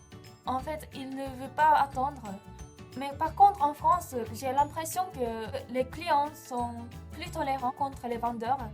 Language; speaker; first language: French; non-native, fluent; Japanese